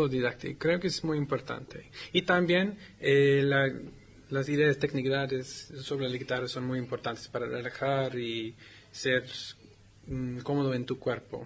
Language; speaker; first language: Spanish; non-native, learner; English